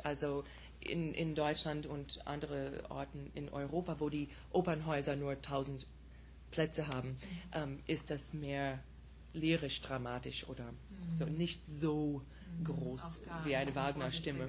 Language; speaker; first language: German; non-native, fluent; English